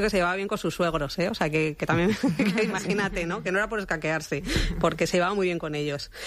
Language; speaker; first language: Spanish; native; Spanish